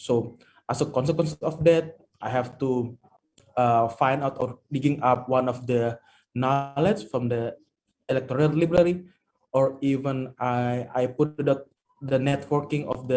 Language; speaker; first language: English; non-native, fluent; Indonesian